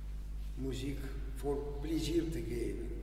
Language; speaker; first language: Dutch; non-native, learner; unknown